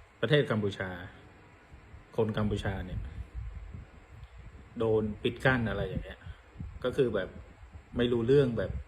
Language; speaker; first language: Thai; non-native, fluent; Khmer